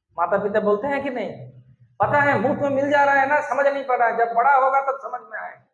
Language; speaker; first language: Hindi; non-native, local second language; Bangla